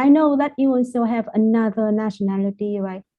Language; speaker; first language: English; non-native, fluent; Vietnamese